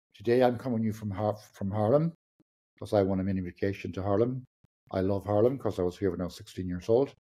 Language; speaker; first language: English; non-native, local second language; Irish